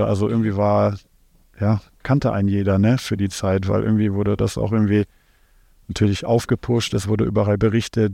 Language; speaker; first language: German; native; German